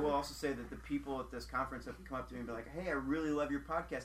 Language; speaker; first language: English; native; English